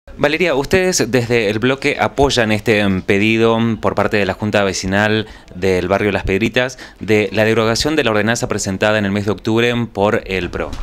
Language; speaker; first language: Spanish; native; Spanish